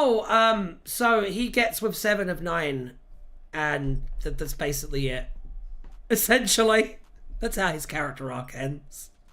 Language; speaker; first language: English; native; English